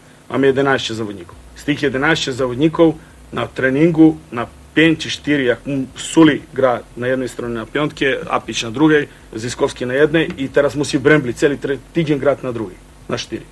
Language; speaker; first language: Polish; non-native, fluent; Croatian